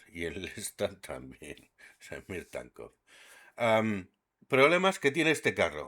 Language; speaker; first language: Spanish; native; Spanish